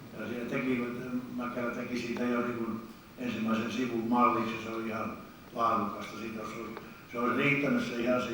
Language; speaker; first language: Finnish; native; Finnish